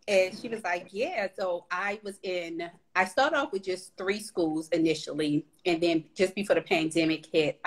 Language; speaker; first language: English; native; English